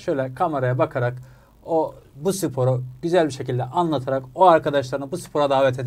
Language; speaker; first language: Turkish; native; Turkish